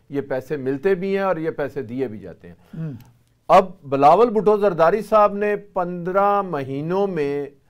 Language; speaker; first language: Urdu; native; Urdu